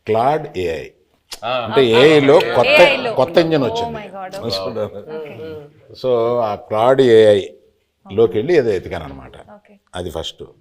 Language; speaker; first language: Telugu; native; Telugu